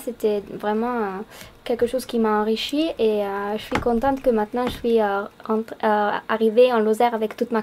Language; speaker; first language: French; non-native, fluent; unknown